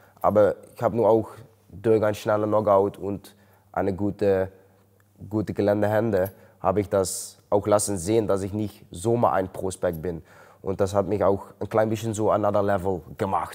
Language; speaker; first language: German; non-native, learner; Dutch